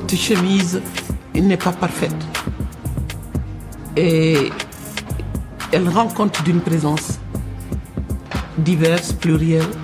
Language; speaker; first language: French; non-native, local second language; Bambara